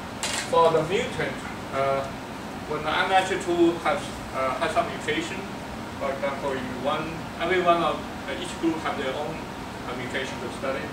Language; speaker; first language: English; non-native, fluent; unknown